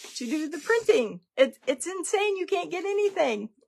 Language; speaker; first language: English; native; English